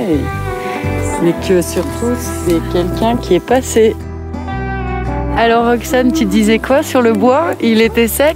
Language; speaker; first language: French; native; French